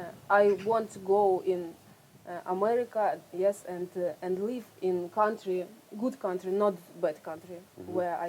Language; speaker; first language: English; non-native, learner; Russian